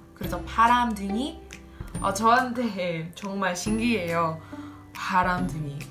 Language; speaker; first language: Korean; non-native, learner; English